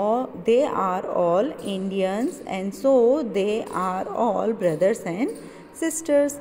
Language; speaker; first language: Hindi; non-native, local second language; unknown